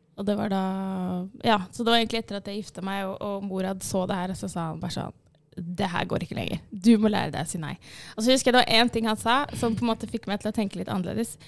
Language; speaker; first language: Norwegian; early bilingual, other home language; Arabic